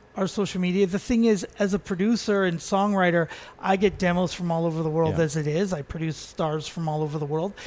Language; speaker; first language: English; native; English